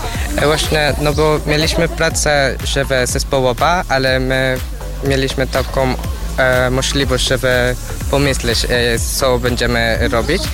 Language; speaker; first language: Polish; non-native, learner; Spanish